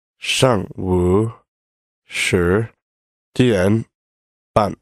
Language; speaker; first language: Chinese; non-native, learner; English